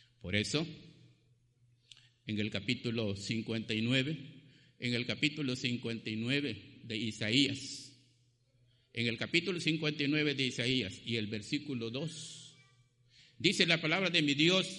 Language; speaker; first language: Spanish; native; Spanish